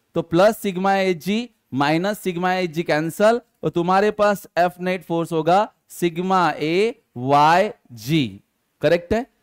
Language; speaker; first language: Hindi; non-native, local second language; Marathi